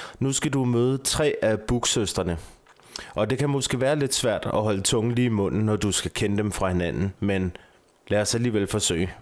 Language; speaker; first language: Danish; native; Danish